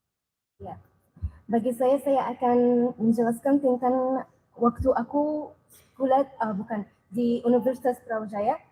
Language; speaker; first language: Indonesian; non-native, learner; Arabic